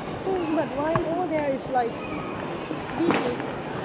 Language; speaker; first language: English; non-native, learner; Thai